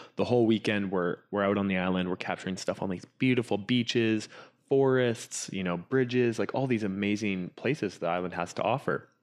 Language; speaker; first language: English; native; English